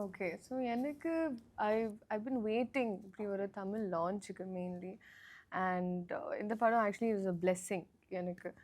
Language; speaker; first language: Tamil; non-native, learner; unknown